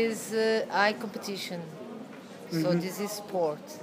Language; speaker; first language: English; non-native, learner; Portuguese